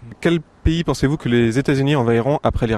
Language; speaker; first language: French; native; French